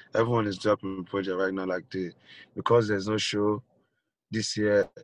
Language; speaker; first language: English; non-native, local second language; Yoruba